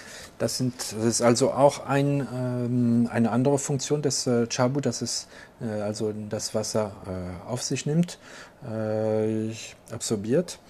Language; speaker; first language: German; non-native, local second language; French